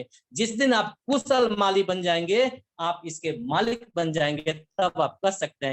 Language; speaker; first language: Hindi; native; Hindi